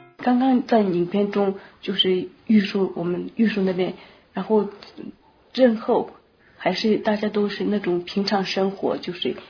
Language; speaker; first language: Chinese; non-native, local second language; Tibetan